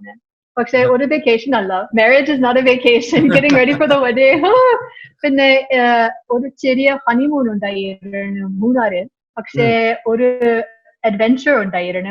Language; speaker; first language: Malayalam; non-native, learner; English